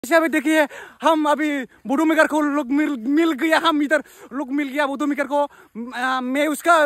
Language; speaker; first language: Hindi; non-native, local second language; Bodo